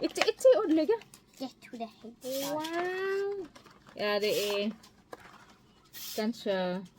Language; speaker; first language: Swedish; non-native, learner; Cebuano